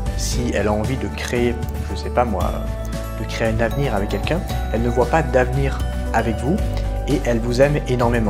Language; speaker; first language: French; native; French